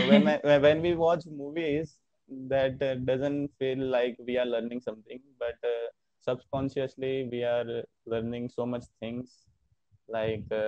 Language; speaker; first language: English; non-native, learner; Hindi